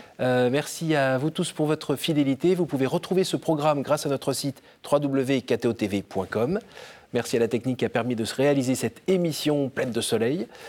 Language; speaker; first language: French; native; French